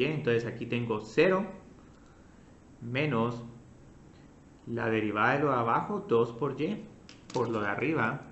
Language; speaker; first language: Spanish; native; Spanish